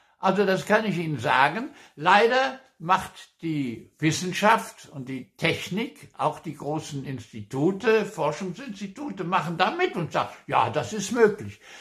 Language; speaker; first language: German; non-native, local second language; Luxembourgish